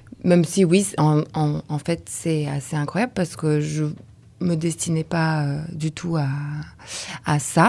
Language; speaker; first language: French; early bilingual, other home language; Lithuanian